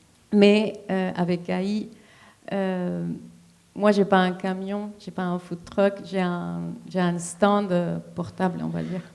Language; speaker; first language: French; non-native, fluent; Spanish